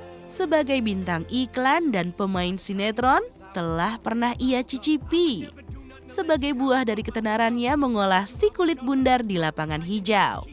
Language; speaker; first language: Indonesian; native; Indonesian